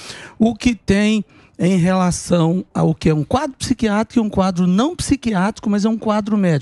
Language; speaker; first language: Portuguese; native; Portuguese